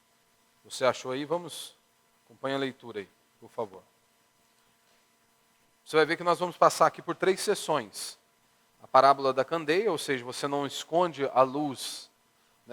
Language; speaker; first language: Portuguese; native; Portuguese